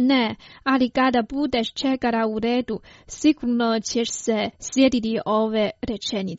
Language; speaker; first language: Croatian; non-native, fluent; Chinese